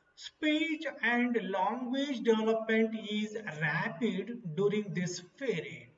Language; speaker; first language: English; non-native, local second language; Kannada